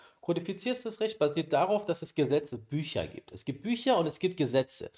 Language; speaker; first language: German; early bilingual, other home language; Persian